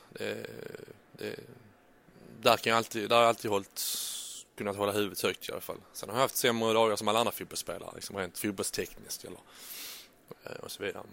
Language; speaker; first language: Swedish; native; Swedish